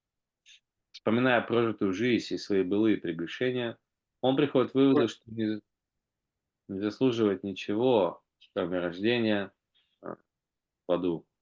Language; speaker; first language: Russian; native; Russian